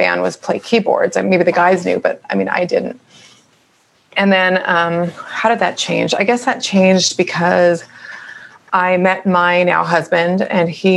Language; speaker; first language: English; native; English